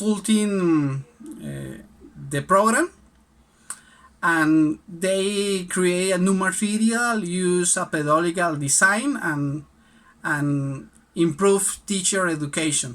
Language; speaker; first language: English; non-native, learner; Spanish